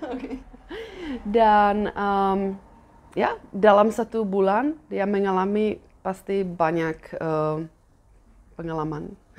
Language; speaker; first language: Indonesian; non-native, fluent; Czech